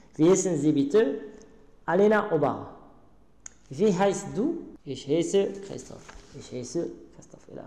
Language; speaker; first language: German; non-native, learner; Arabic